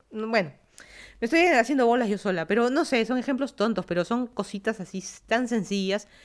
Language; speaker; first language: Spanish; native; Spanish